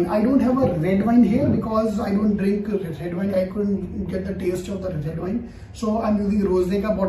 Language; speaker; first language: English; non-native, local second language; Hindi